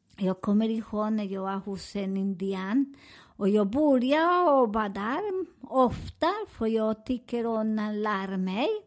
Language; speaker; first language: Swedish; non-native, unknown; Spanish